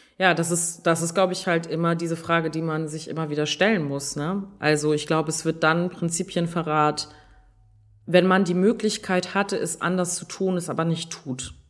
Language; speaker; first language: German; early bilingual, other home language; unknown